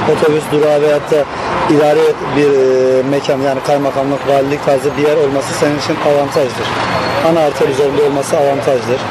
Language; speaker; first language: Turkish; native; Turkish